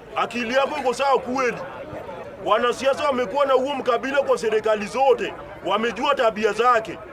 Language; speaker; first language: Swahili; native; Swahili